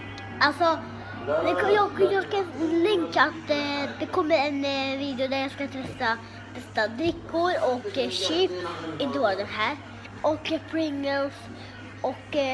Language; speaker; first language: Swedish; early bilingual, other home language; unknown